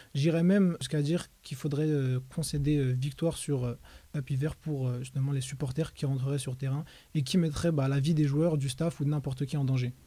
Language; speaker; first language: French; native; French